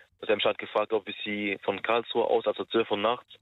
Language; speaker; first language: German; early bilingual, other home language; Turkish